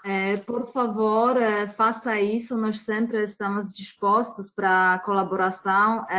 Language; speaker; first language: Portuguese; non-native, fluent; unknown